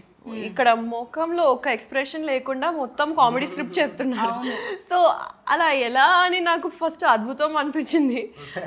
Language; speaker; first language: Telugu; non-native, local second language; Urdu